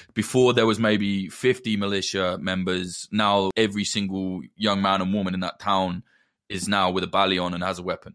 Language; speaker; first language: English; native; English